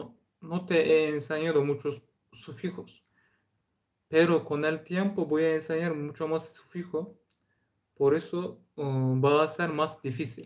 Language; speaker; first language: Spanish; non-native, learner; Turkish